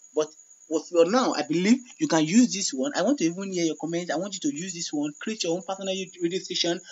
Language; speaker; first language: English; non-native, local second language; Yoruba